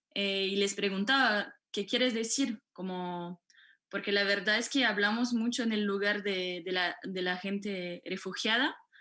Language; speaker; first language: Spanish; non-native, fluent; French